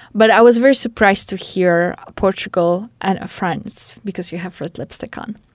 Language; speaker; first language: English; non-native, fluent; Polish